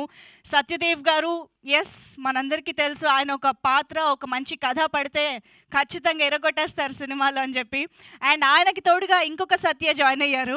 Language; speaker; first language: Telugu; native; Telugu